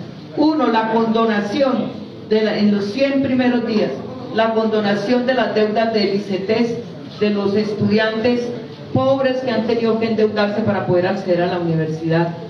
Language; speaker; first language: Spanish; native; Spanish